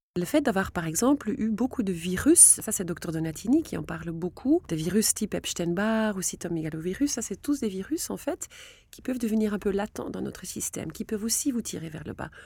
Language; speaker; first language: French; non-native, local second language; Dutch